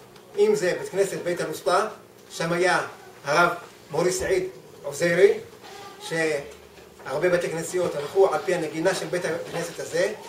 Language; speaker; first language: Hebrew; native; Hebrew